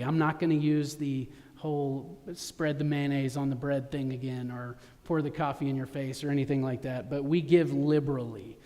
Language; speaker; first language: English; native; English